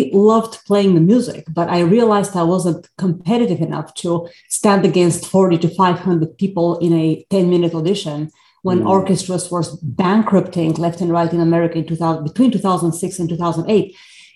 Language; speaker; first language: English; non-native, fluent; Bulgarian